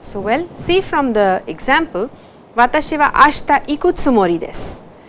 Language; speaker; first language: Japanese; non-native, fluent; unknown